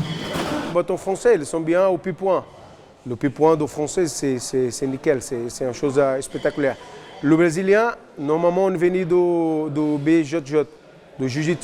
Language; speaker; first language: French; non-native, learner; Portuguese